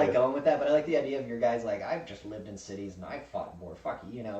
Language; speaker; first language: English; native; English